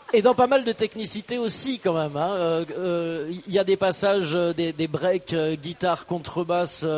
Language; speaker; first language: French; native; French